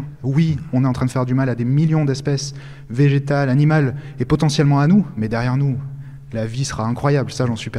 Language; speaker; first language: French; native; French